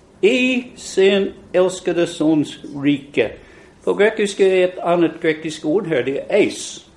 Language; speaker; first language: Swedish; non-native, fluent; English